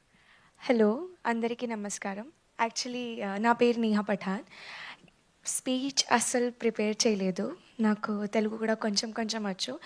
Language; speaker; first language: Telugu; non-native, learner; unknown